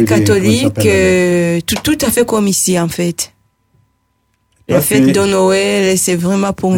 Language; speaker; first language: French; non-native, local second language; Rundi